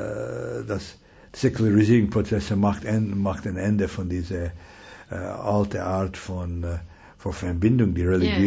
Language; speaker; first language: German; non-native, fluent; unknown